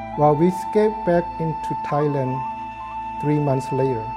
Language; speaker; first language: English; non-native, fluent; Khmer